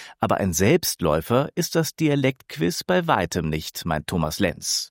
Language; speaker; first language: German; native; German